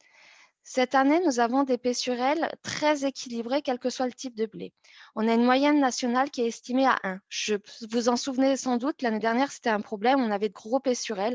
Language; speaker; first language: French; native; French